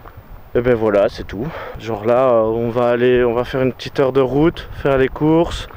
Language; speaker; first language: French; native; French